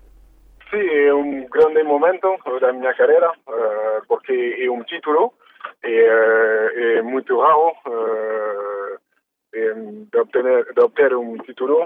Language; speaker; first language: Portuguese; early bilingual, heritage; French